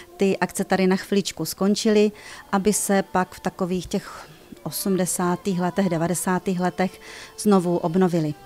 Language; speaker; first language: Czech; native; Czech